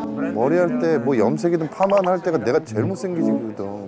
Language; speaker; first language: Korean; native; Korean